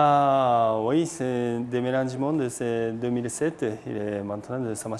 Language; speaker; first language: French; non-native, learner; Japanese